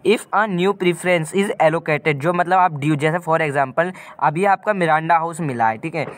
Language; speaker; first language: Hindi; native; Hindi